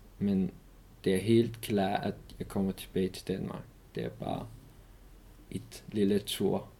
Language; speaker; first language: Danish; non-native, learner; Persian